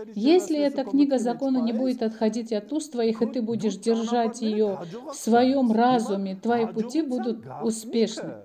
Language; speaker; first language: Russian; non-native, local second language; Armenian